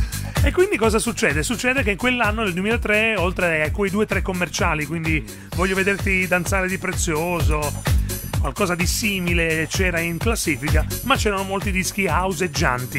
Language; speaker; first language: Italian; native; Italian